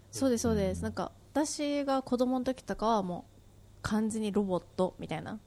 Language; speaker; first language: Japanese; native; Japanese